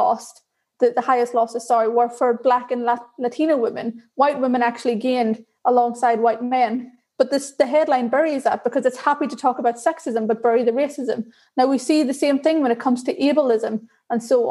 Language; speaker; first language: English; native; English